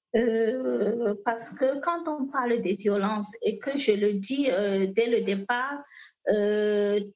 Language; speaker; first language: French; non-native, local second language; Fula